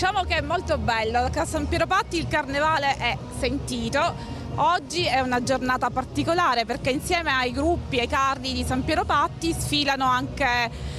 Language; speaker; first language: Italian; native; Italian